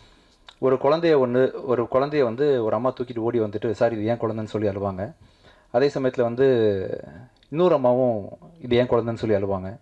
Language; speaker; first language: Tamil; native; Tamil